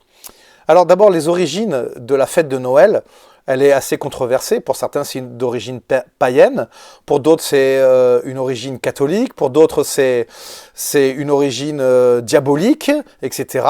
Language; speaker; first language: French; native; French